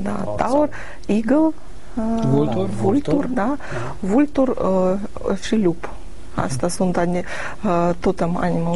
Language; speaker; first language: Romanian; non-native, learner; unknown